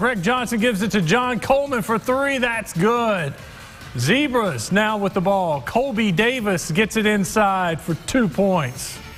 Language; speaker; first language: English; native; English